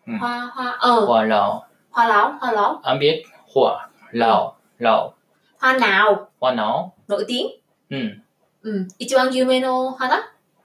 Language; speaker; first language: Vietnamese; non-native, learner; Japanese